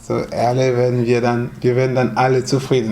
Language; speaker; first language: German; non-native, fluent; French